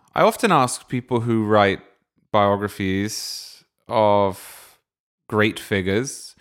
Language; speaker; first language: English; native; English